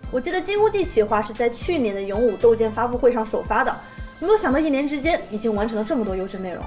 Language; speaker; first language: Chinese; native; Chinese